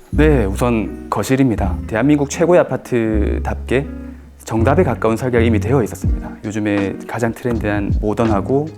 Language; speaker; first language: Korean; native; Korean